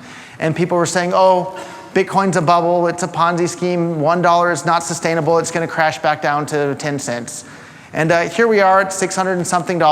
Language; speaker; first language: English; native; English